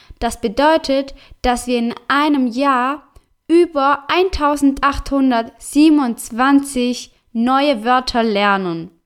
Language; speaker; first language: German; non-native, fluent; Spanish